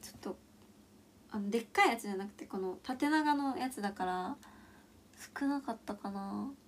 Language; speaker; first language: Japanese; native; Japanese